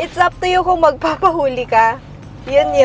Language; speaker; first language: Filipino; native; Filipino